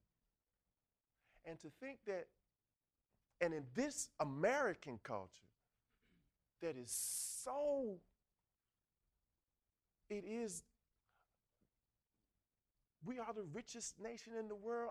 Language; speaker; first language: English; native; English